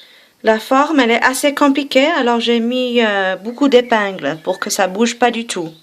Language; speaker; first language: French; non-native, fluent; English